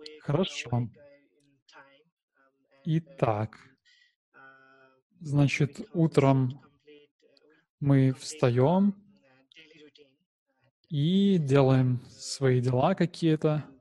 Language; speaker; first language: Russian; non-native, learner; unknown